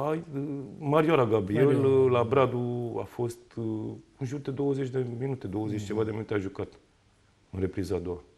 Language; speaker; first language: Romanian; native; Romanian